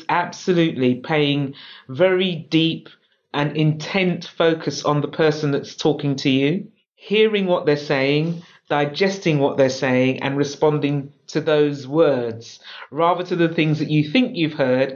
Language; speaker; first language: English; native; English